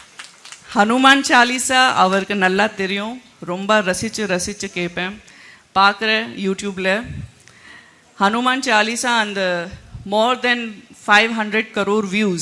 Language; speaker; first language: Tamil; non-native, local second language; Gujarati